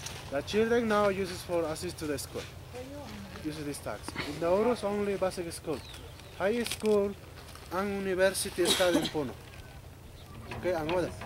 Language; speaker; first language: English; non-native, learner; Spanish